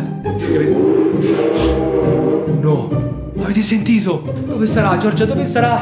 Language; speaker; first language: Italian; native; Italian